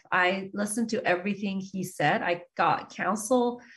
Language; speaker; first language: English; early bilingual, other home language; Persian